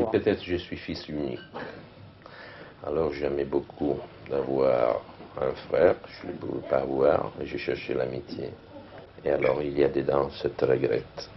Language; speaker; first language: French; non-native, learner; Italian